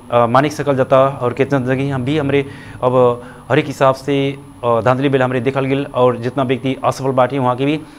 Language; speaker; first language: Bhojpuri; non-native, local second language; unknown